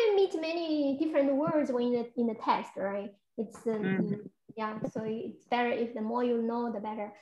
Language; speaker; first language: English; non-native, fluent; Chinese